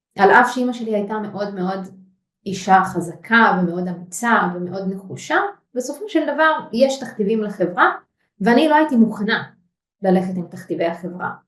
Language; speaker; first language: Hebrew; non-native, local second language; Arabic